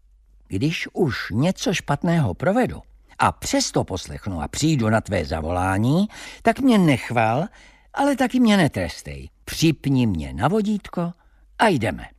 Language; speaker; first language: Czech; native; Czech